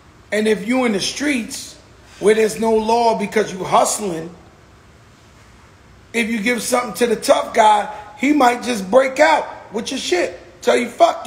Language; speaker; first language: English; native; English